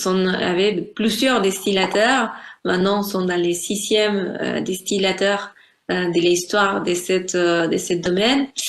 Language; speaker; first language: French; non-native, fluent; Spanish